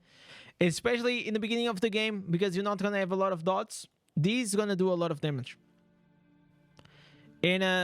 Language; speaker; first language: English; non-native, fluent; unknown